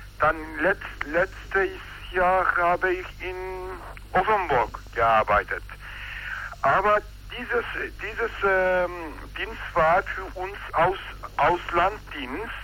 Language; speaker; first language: German; non-native, learner; Turkish